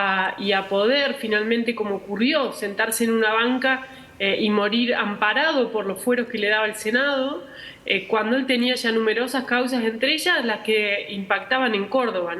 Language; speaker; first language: Spanish; native; Spanish